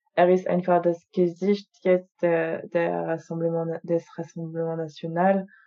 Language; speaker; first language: German; non-native, fluent; French